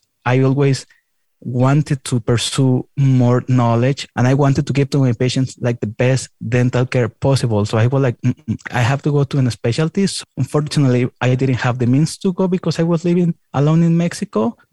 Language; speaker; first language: English; non-native, fluent; Spanish